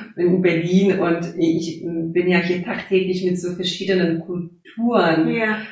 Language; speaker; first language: German; early bilingual, heritage; German